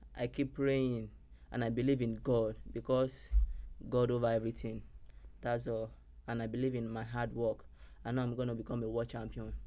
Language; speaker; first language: English; non-native, local second language; Yoruba